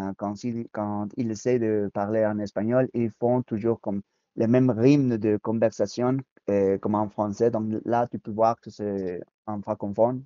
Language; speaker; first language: French; non-native, fluent; Spanish